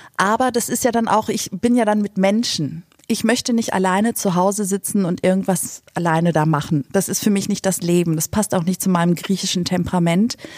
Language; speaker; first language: German; native; German